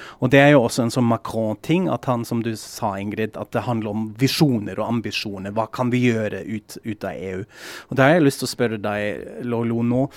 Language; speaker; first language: Norwegian; non-native, fluent; German